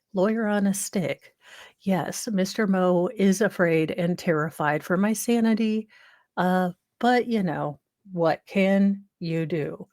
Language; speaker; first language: English; native; English